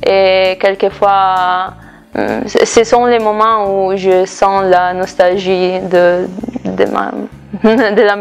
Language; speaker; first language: French; non-native, fluent; Italian